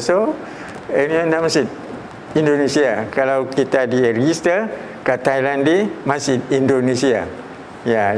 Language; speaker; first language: Indonesian; early bilingual, heritage; Thai